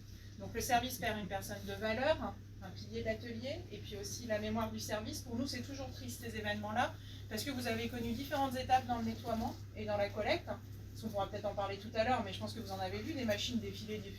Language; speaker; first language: French; native; French